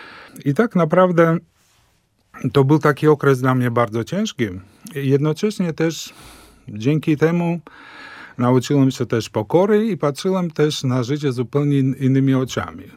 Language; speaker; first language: Polish; non-native, fluent; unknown